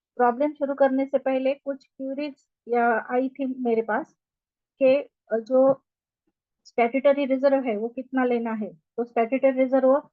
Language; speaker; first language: Hindi; non-native, local second language; Marathi